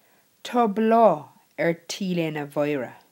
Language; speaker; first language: Irish; non-native, local second language; English